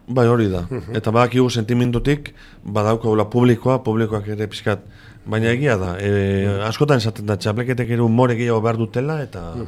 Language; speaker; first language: Basque; native; Basque